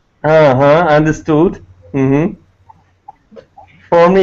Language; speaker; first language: English; non-native, learner; Tatar